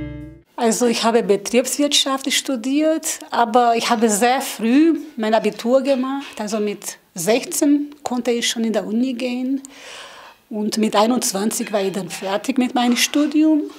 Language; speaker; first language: German; non-native, learner; Portuguese